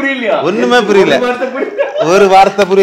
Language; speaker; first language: Tamil; non-native, learner; Malayalam